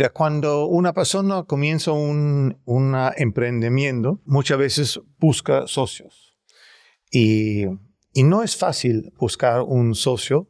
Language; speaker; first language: Spanish; non-native, learner; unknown